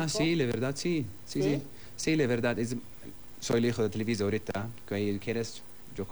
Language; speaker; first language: Spanish; non-native, learner; Arabic